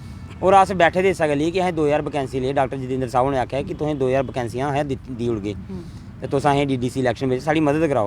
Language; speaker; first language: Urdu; non-native, local second language; Dogri